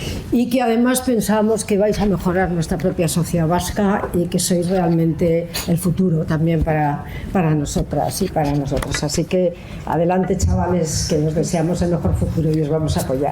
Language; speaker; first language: Spanish; native; Spanish